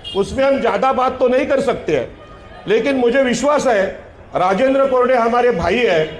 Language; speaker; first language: Hindi; non-native, local second language; Marathi